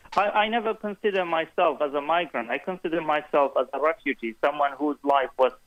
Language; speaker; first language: English; non-native, fluent; Kurdish